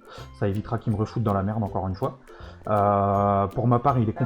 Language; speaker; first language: French; native; French